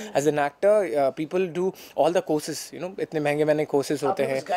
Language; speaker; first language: Hindi; native; Hindi